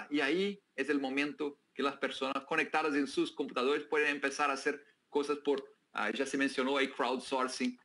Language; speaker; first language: Spanish; non-native, fluent; Portuguese